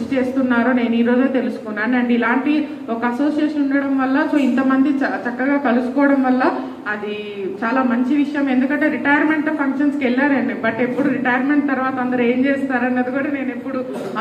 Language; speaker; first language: Telugu; native; Telugu